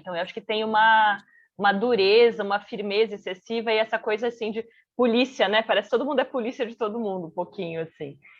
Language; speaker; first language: Portuguese; native; Portuguese